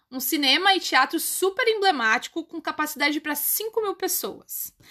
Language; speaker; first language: Portuguese; native; Portuguese